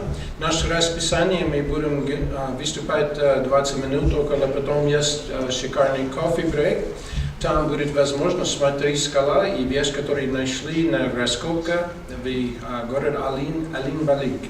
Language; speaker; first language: Russian; non-native, learner; English